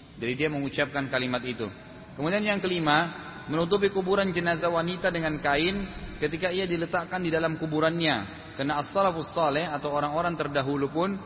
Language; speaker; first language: Indonesian; native; Indonesian